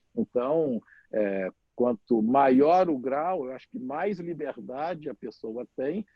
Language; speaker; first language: Portuguese; native; Portuguese